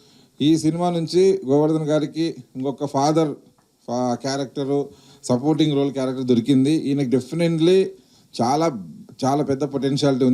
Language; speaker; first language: Telugu; native; Telugu